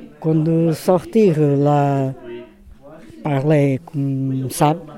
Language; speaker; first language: French; non-native, learner; Portuguese